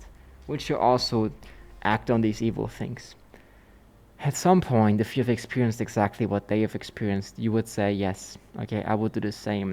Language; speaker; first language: English; non-native, fluent; German